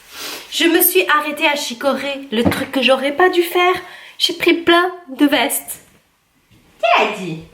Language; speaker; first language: French; native; French